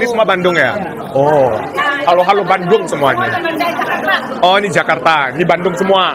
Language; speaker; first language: Indonesian; native; Indonesian